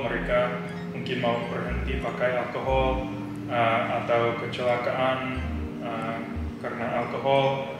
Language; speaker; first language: Indonesian; early bilingual, heritage; English